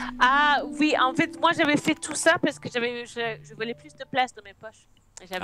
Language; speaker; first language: French; non-native, fluent; English